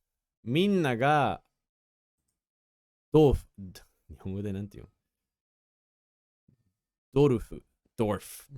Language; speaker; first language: Japanese; non-native, fluent; English